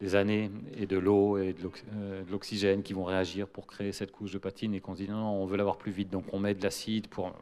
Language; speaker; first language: French; native; French